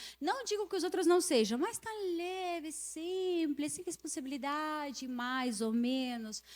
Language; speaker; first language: Portuguese; non-native, fluent; Russian